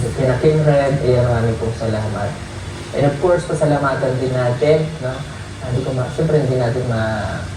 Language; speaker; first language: Filipino; native; Filipino